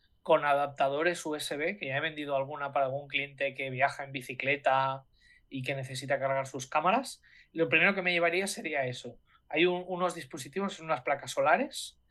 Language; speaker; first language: Spanish; native; Spanish